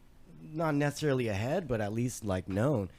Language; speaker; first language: English; native; English